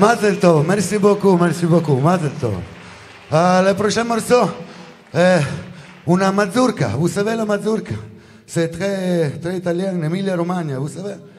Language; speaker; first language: French; non-native, learner; Italian